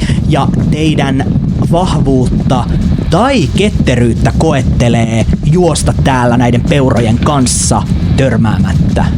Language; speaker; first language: Finnish; native; Finnish